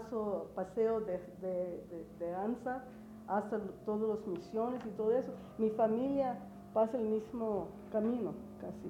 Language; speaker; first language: Spanish; early bilingual, heritage; English